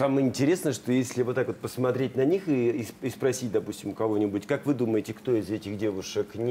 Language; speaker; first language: Russian; native; Russian